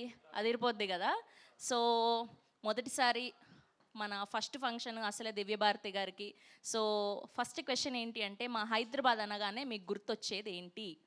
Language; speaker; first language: Telugu; native; Telugu